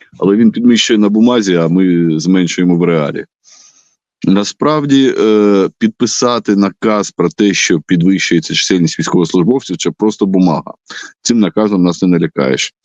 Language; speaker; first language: Ukrainian; non-native, local second language; Russian